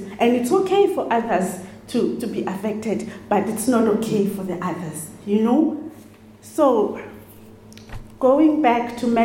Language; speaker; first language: English; non-native, local second language; Xhosa